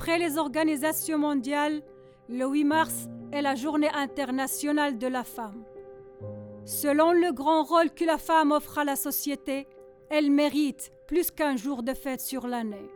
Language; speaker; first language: French; non-native, learner; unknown